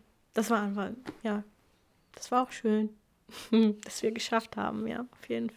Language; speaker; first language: German; non-native, fluent; Kurdish